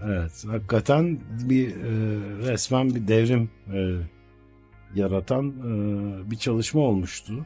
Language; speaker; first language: Turkish; native; Turkish